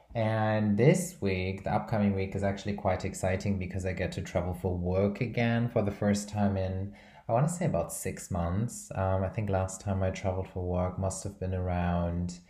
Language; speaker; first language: English; non-native, fluent; Portuguese